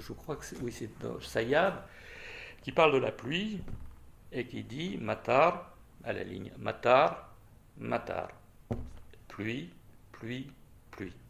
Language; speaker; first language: French; native; French